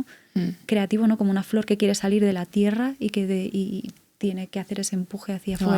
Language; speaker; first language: Spanish; native; Spanish